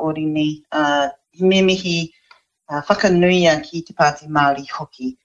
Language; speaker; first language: Māori; non-native, local second language; English